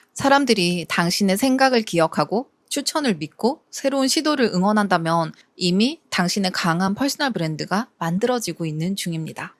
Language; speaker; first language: Korean; native; Korean